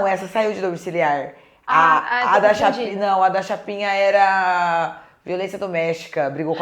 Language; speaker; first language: Portuguese; native; Portuguese